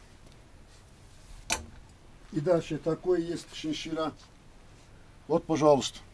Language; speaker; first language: Russian; non-native, learner; Turkish